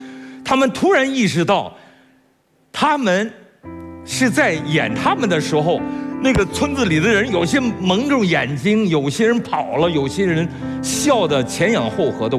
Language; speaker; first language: Chinese; native; Chinese